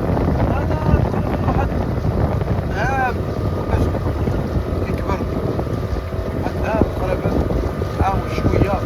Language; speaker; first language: Arabic; native; Arabic